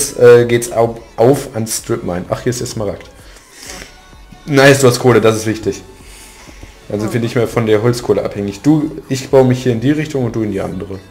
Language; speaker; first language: German; native; German